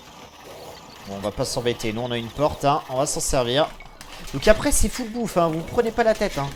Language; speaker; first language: French; native; French